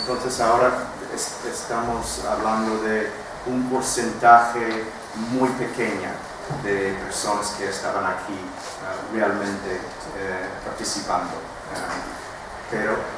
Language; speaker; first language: Spanish; non-native, fluent; English